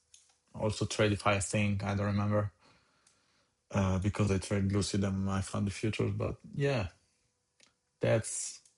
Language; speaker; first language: English; non-native, fluent; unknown